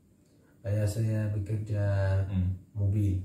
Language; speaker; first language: Indonesian; non-native, learner; Arabic